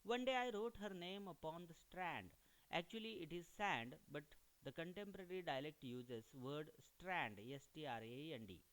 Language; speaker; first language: English; non-native, local second language; Marathi